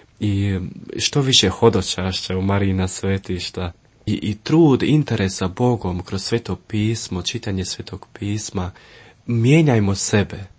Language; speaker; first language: Croatian; early bilingual, heritage; Croatian